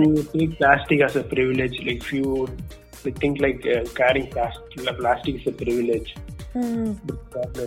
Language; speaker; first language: English; non-native, local second language; Tamil